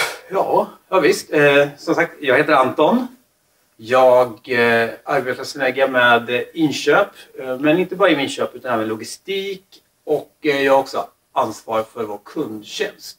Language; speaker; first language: Swedish; native; Swedish